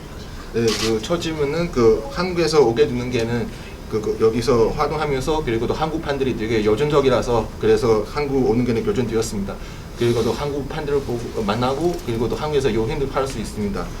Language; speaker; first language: Korean; non-native, learner; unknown